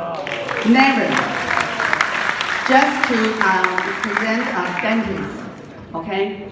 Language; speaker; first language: English; non-native, learner; Japanese